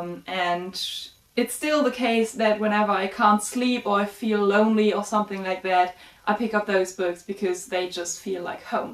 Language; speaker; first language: English; non-native, fluent; German